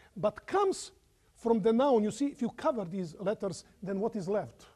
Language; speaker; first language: English; non-native, fluent; Croatian